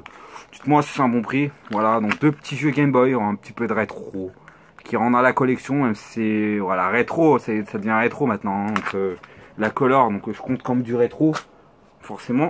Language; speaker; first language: French; native; French